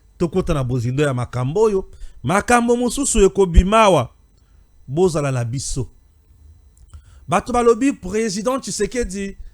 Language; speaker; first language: Lingala; non-native, local second language; Luba-Lulua